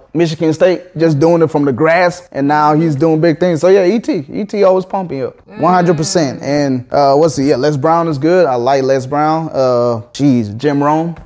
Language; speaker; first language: English; early bilingual, other home language; Akan